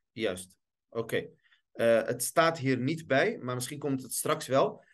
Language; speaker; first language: Dutch; early bilingual, other home language; Arabic